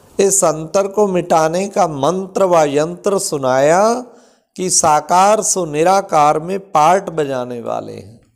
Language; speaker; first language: Hindi; native; Hindi